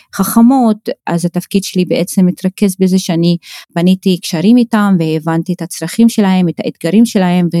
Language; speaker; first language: Hebrew; non-native, local second language; Arabic